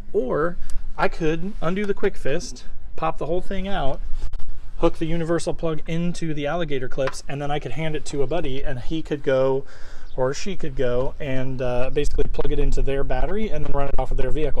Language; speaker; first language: English; native; English